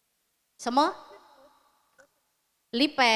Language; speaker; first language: Chinese; non-native, learner; Indonesian